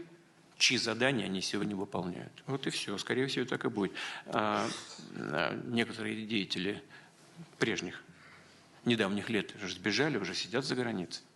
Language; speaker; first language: Russian; native; Russian